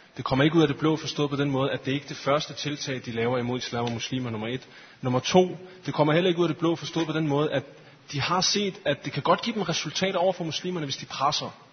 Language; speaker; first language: Danish; early bilingual, other home language; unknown